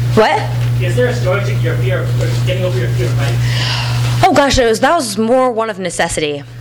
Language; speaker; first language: English; native; English